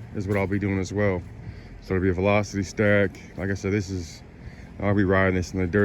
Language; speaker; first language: English; native; English